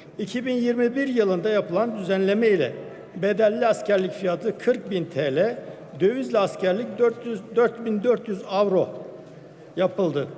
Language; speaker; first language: Turkish; non-native, local second language; Kurdish